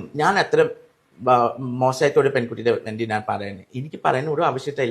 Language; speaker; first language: Malayalam; non-native, fluent; Assamese